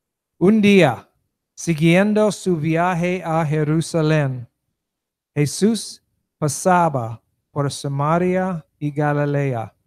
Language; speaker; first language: Spanish; non-native, learner; English